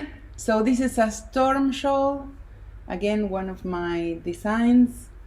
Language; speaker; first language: English; non-native, fluent; Spanish